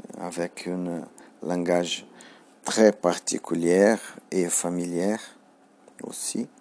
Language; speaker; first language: French; non-native, learner; Portuguese